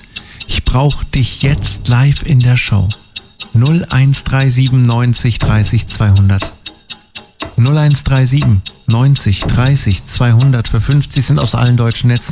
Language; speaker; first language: German; native; German